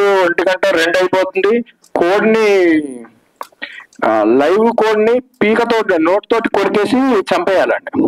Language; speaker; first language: Telugu; native; Telugu